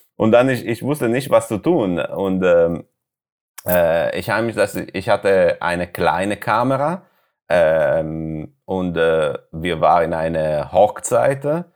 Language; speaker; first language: German; non-native, learner; Italian